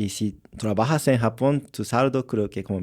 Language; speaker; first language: Spanish; non-native, learner; Japanese